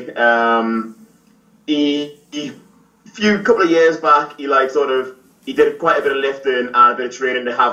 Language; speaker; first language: English; native; English